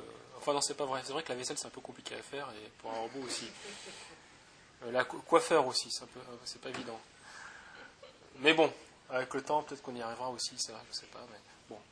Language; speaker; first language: French; native; French